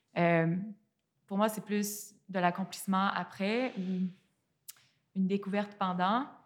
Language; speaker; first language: French; native; French